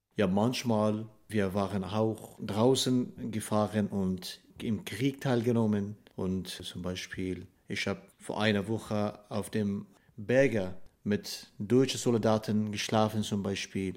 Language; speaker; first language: German; non-native, fluent; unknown